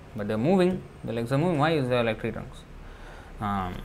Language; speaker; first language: English; non-native, local second language; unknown